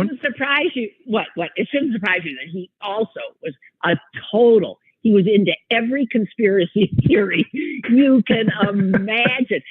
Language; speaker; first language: English; native; English